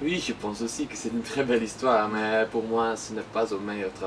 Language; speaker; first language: French; non-native, learner; Dutch